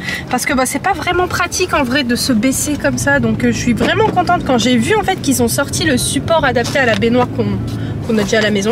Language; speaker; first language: French; native; French